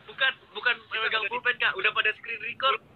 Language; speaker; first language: Indonesian; native; Indonesian